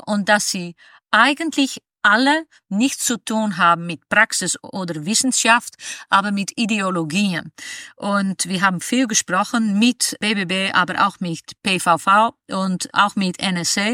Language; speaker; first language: German; non-native, fluent; Dutch